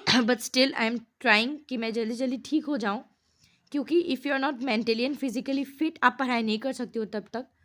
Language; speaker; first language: Hindi; non-native, local second language; Assamese